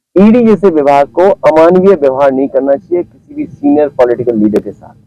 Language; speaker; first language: Hindi; native; Hindi